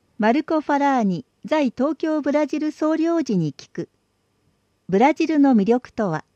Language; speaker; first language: Japanese; native; Japanese